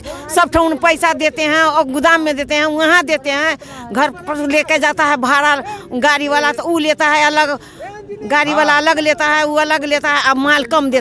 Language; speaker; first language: Hindi; non-native, local second language; Maithili